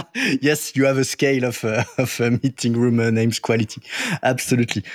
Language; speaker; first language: English; non-native, fluent; French